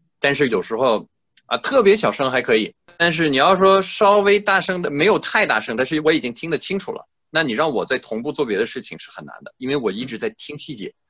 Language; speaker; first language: Chinese; non-native, fluent; French